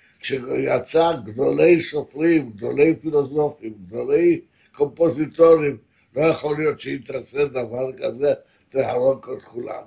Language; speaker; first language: Hebrew; non-native, fluent; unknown